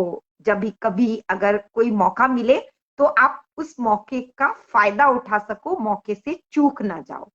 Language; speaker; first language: Hindi; native; Hindi